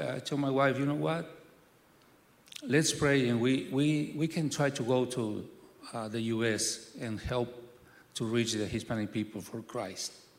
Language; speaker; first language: English; non-native, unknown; Spanish